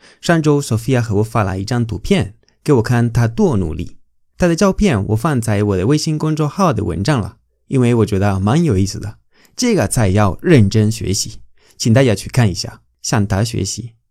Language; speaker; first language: Chinese; non-native, fluent; Spanish